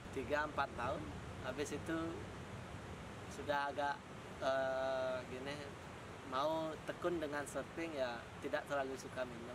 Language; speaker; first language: Indonesian; non-native, local second language; Balinese